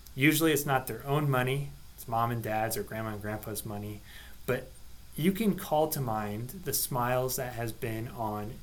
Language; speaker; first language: English; native; English